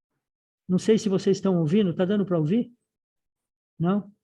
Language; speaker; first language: Portuguese; native; Portuguese